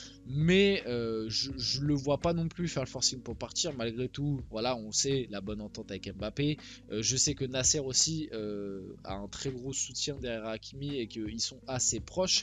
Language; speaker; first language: French; early bilingual, other home language; Portuguese